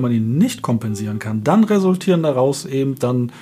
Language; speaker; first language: German; native; German